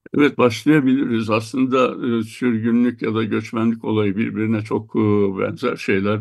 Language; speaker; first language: Turkish; native; Turkish